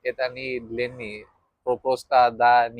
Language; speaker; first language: Russian; non-native, learner; Tamil